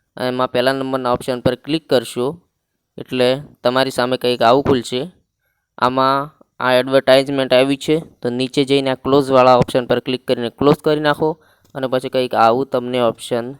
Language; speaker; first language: Gujarati; native; Gujarati